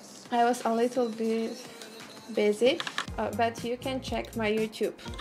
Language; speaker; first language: English; non-native, fluent; Polish